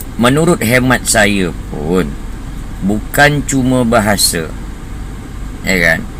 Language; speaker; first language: Indonesian; native; Indonesian